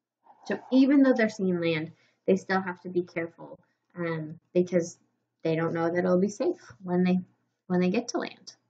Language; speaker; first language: English; native; English